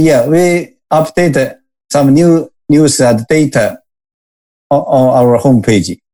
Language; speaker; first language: English; non-native, learner; Japanese